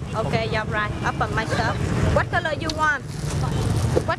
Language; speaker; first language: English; non-native, learner; Vietnamese